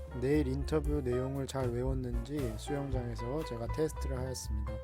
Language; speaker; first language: Korean; native; Korean